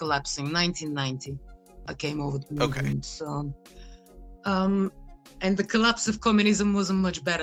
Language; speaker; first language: English; non-native, fluent; Bulgarian